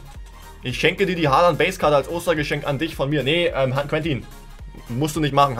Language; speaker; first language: German; native; German